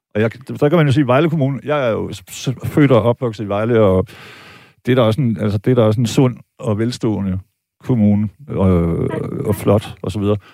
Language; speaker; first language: Danish; native; Danish